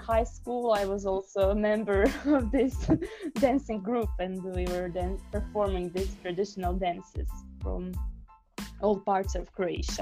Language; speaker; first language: English; non-native, fluent; Croatian